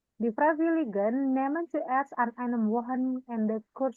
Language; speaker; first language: German; non-native, fluent; Indonesian